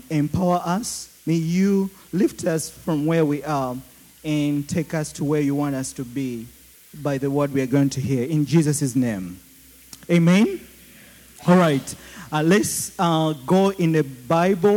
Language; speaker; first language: English; non-native, local second language; Ganda